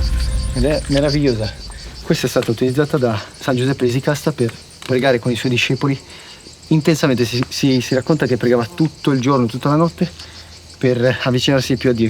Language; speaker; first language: Italian; native; Italian